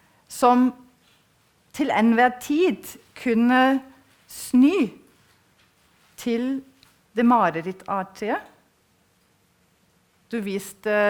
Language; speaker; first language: Norwegian; non-native, fluent; German